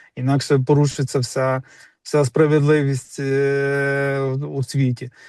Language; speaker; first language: Ukrainian; native; Ukrainian